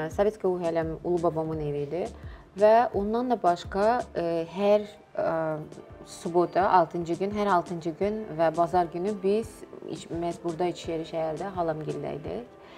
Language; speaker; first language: Azerbaijani; non-native, local second language; Russian